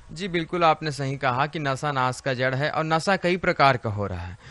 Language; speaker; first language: Hindi; native; Hindi